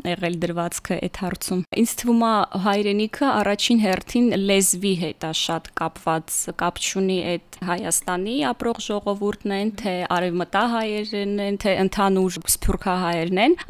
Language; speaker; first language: Armenian; early bilingual, heritage; Armenian